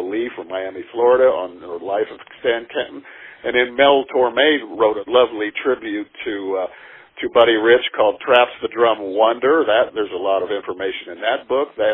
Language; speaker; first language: English; native; English